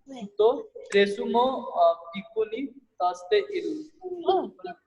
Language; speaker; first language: Japanese; non-native, fluent; Hindi